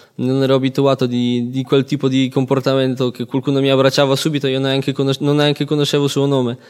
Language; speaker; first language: Italian; non-native, fluent; Polish